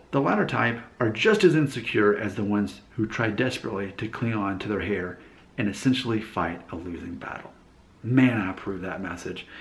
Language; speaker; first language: English; native; English